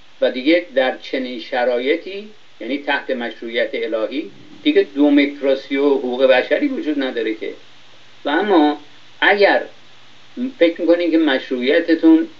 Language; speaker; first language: Persian; native; Persian